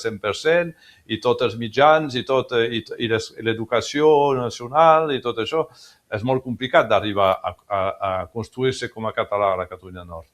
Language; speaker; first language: Catalan; early bilingual, heritage; French